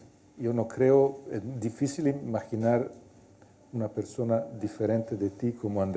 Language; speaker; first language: Spanish; non-native, fluent; Italian